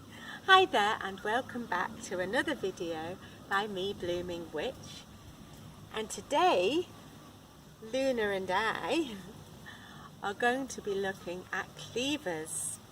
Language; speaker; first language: English; native; English